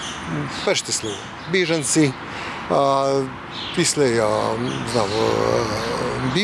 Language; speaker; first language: Ukrainian; non-native, learner; Croatian